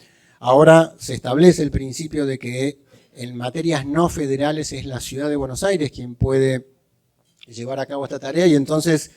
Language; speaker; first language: Spanish; native; Spanish